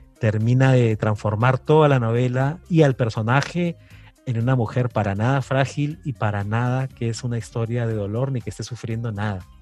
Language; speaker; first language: Spanish; native; Spanish